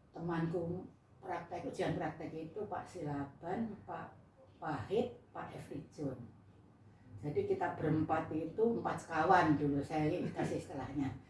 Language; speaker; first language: Indonesian; non-native, local second language; Javanese